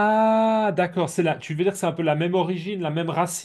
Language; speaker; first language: French; native; French